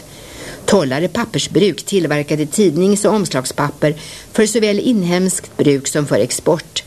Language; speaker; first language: Swedish; native; Swedish